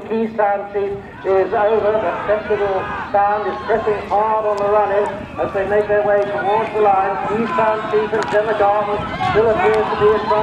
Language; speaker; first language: English; native; English